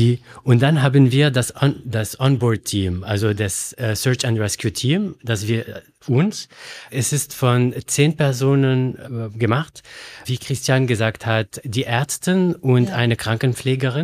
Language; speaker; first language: German; non-native, learner; Arabic